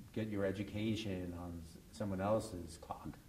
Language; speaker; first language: English; native; English